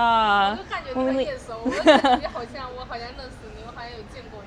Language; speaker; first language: Chinese; native; Chinese